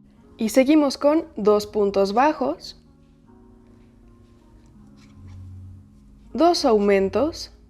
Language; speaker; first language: Spanish; native; Spanish